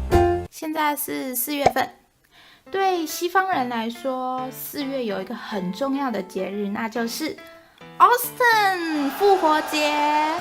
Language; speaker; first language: Chinese; native; Chinese